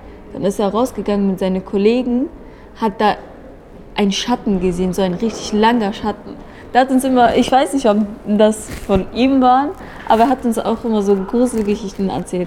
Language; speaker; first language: German; early bilingual, other home language; Persian